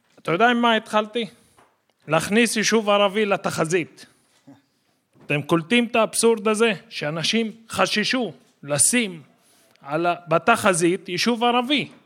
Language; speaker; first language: Hebrew; non-native, local second language; Arabic